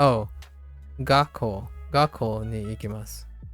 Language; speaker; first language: Japanese; non-native, learner; English